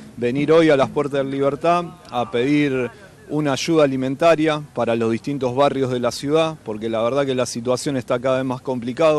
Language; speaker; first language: Spanish; native; Spanish